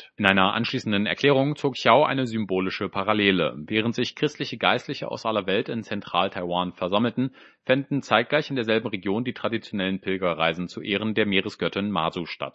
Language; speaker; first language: German; native; German